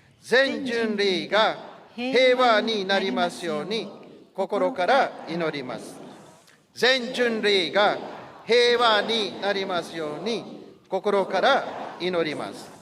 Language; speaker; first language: Japanese; non-native, fluent; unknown